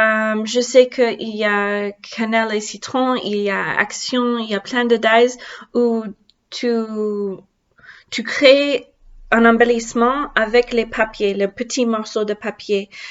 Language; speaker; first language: French; non-native, learner; English